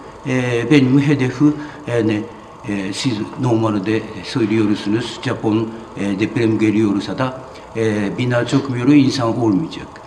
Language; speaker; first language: Turkish; non-native, fluent; Japanese